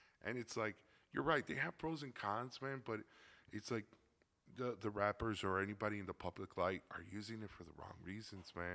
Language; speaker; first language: English; early bilingual, other home language; Spanish